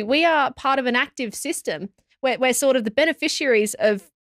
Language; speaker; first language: English; native; English